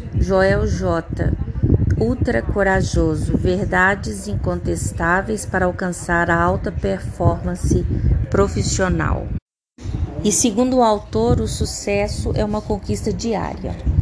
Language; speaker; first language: Portuguese; native; Portuguese